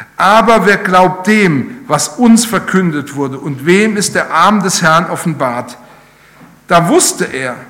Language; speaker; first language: German; native; German